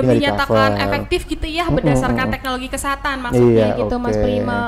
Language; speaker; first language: Indonesian; native; Indonesian